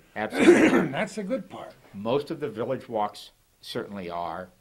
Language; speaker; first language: English; native; English